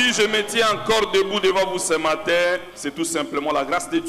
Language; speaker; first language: French; non-native, local second language; Lingala